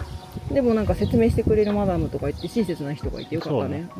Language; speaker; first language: Japanese; native; Japanese